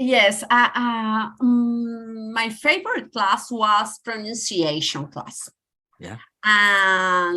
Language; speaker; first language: English; non-native, learner; Spanish